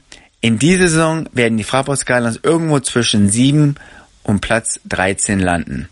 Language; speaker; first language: German; native; German